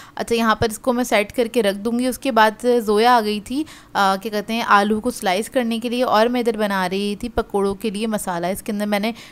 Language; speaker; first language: Hindi; native; Hindi